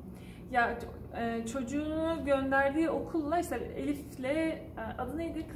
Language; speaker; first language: Turkish; native; Turkish